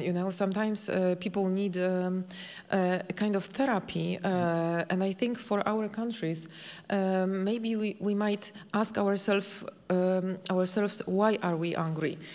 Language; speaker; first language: English; non-native, fluent; Polish